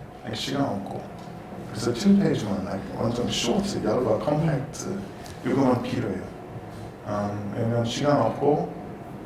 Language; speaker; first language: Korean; non-native, learner; English